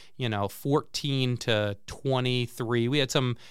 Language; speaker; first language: English; native; English